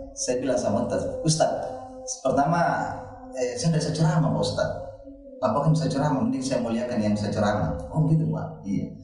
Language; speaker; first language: Indonesian; native; Indonesian